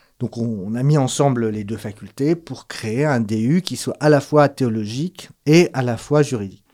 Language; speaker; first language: French; native; French